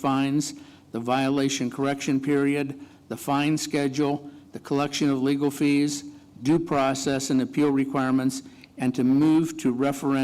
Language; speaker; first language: English; native; English